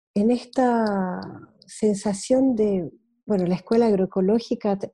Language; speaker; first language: Spanish; early bilingual, heritage; Spanish